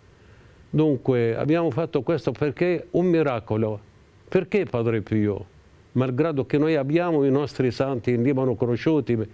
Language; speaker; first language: Italian; non-native, fluent; Arabic